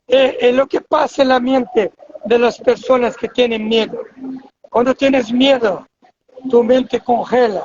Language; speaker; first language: Spanish; non-native, fluent; Portuguese